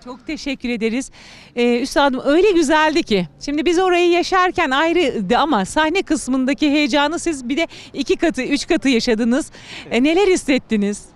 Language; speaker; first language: Turkish; native; Turkish